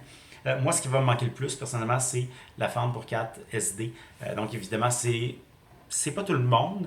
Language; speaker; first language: French; native; French